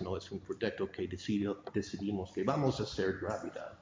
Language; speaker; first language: Spanish; non-native, fluent; English